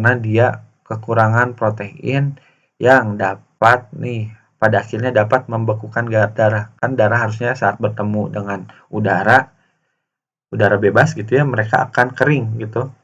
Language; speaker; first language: Indonesian; native; Indonesian